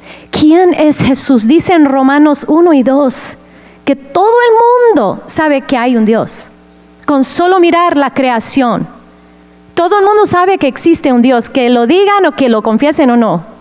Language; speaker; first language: Spanish; non-native, fluent; English